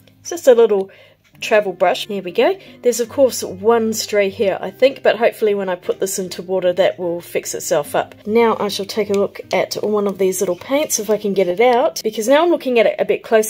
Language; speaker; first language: English; native; English